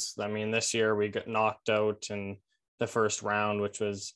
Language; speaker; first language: English; native; English